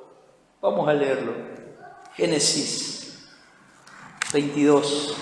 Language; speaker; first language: Spanish; native; Spanish